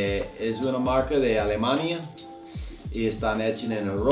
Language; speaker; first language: Spanish; non-native, fluent; English